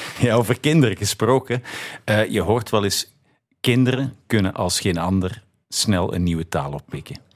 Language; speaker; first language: Dutch; native; Dutch